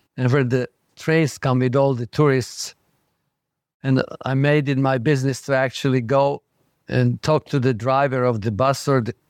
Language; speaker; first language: English; non-native, fluent; Slovak